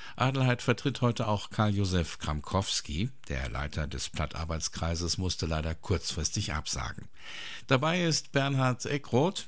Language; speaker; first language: German; native; German